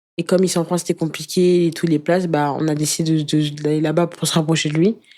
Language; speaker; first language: French; early bilingual, other home language; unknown